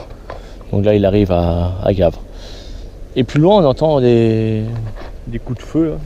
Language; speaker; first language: French; native; French